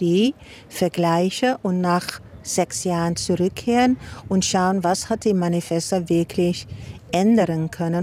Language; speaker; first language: German; non-native, fluent; Dutch